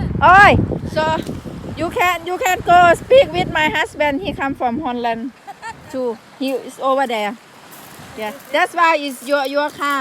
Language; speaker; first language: English; non-native, learner; Thai